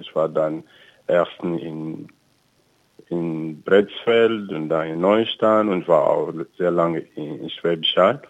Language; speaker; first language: German; non-native, fluent; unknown